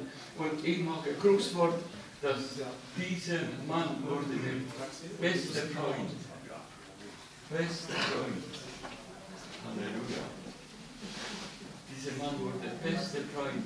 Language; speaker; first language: German; non-native, learner; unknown